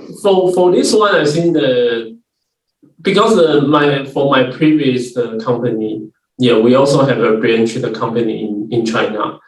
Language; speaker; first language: English; non-native, learner; Chinese